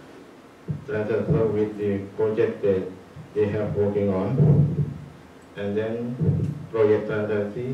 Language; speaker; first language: English; non-native, learner; Indonesian